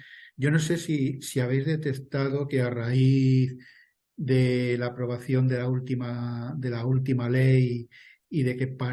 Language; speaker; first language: Spanish; native; Spanish